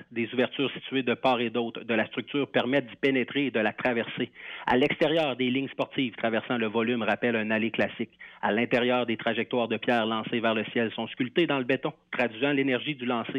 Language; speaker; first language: French; native; French